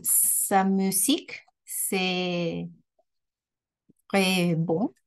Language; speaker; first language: French; non-native, learner; Spanish